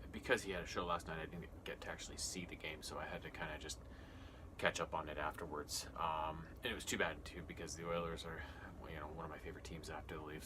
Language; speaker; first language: English; native; English